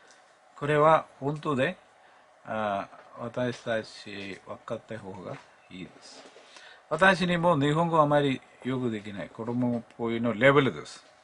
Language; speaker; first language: Japanese; non-native, learner; Malayalam